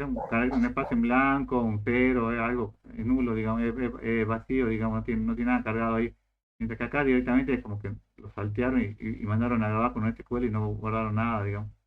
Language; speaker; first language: Spanish; native; Spanish